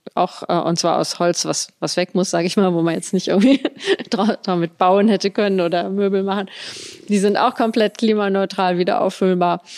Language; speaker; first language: German; native; German